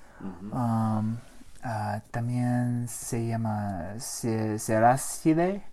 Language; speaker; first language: Spanish; early bilingual, heritage; English